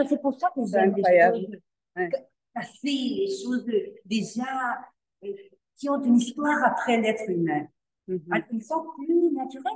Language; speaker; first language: French; non-native, learner; Spanish